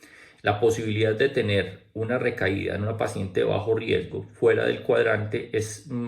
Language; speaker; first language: Spanish; native; Spanish